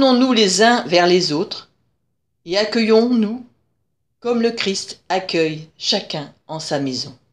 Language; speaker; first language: French; native; French